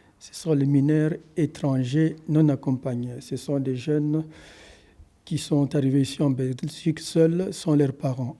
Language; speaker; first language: French; native; French